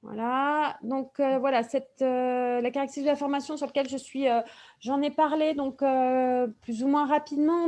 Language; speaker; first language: French; native; French